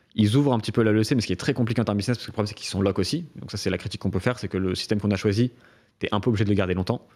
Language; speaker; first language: French; native; French